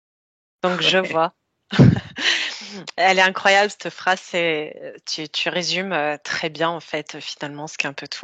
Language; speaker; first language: French; native; French